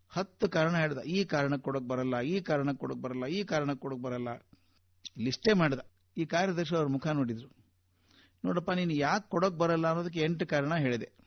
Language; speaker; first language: Kannada; native; Kannada